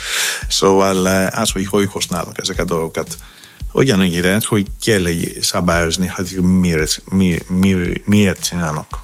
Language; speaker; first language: Hungarian; non-native, learner; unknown